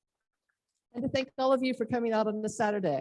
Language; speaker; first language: English; native; English